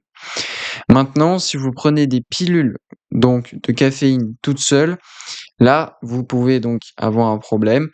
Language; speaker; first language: French; native; French